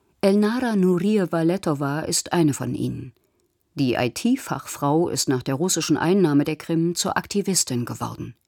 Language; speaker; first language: German; native; German